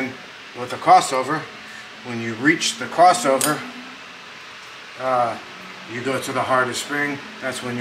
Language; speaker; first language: English; native; English